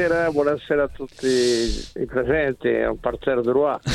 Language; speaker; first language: Italian; native; Italian